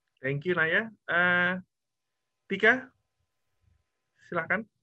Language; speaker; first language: English; non-native, fluent; Indonesian